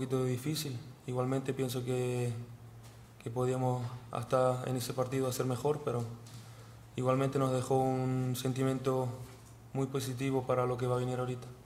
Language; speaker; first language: Spanish; early bilingual, heritage; Spanish